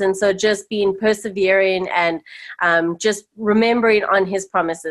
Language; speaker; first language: English; native; English